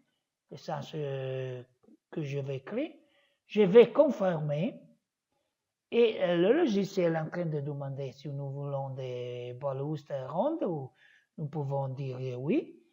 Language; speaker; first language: French; non-native, learner; Italian